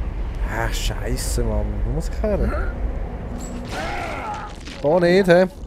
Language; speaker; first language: German; native; German